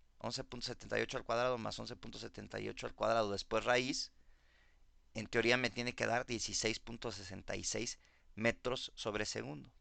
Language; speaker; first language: Spanish; native; Spanish